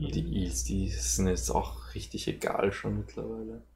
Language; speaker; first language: German; native; German